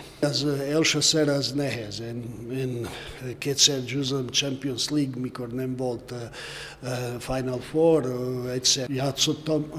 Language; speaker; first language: Hungarian; non-native, learner; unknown